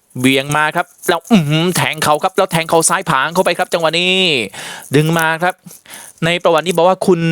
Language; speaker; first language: Thai; native; Thai